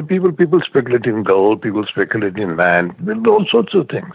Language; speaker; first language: English; non-native, local second language; Gujarati